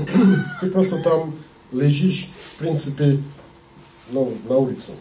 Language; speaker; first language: Russian; non-native, learner; English